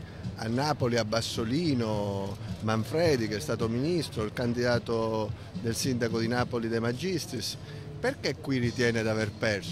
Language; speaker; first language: Italian; native; Italian